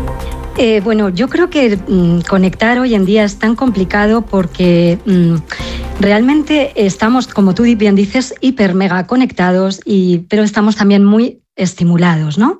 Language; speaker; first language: Spanish; native; Spanish